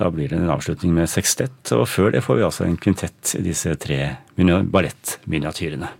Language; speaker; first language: Norwegian; native; Norwegian